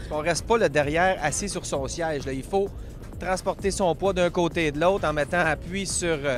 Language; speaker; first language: French; native; French